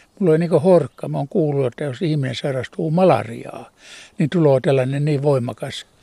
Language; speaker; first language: Finnish; native; Finnish